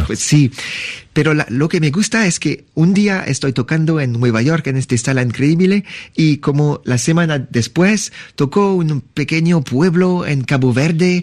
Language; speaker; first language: Spanish; non-native, learner; French